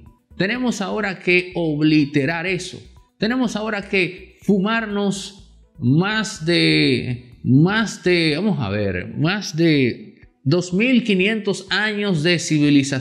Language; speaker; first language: Spanish; native; Spanish